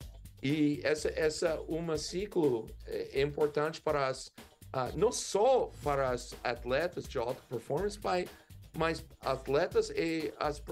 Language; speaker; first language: Portuguese; non-native, learner; English